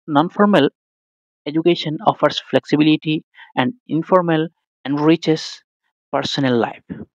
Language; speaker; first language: English; non-native, local second language; Assamese